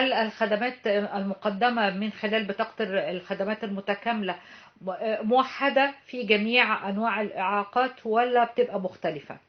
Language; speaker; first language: Arabic; native; Arabic